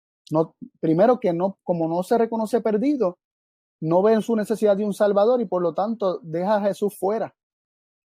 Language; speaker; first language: Spanish; native; Spanish